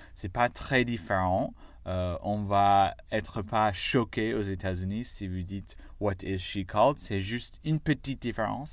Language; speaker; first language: French; non-native, fluent; English